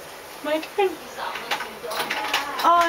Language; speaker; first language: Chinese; non-native, learner; English